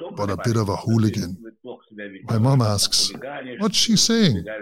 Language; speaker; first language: English; non-native, fluent; Azerbaijani